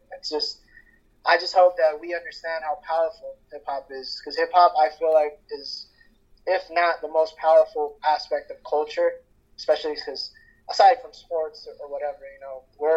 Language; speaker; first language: English; early bilingual, other home language; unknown